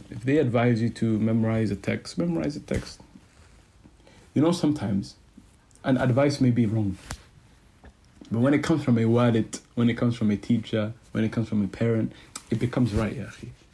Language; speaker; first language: English; native; English